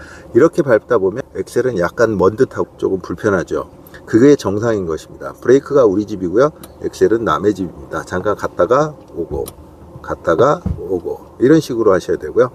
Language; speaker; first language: Korean; native; Korean